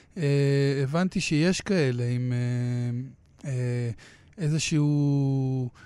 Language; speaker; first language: Hebrew; native; Hebrew